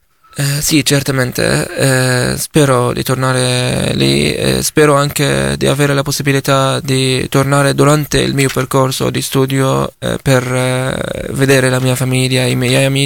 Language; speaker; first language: Italian; non-native, fluent; Arabic